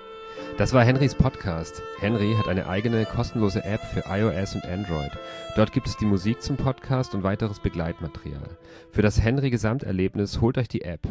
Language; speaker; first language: German; native; German